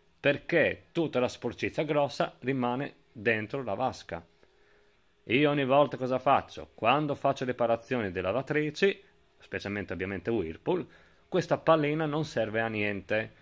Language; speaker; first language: Italian; native; Italian